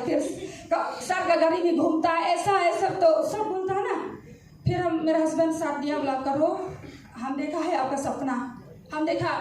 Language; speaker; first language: Hindi; non-native, local second language; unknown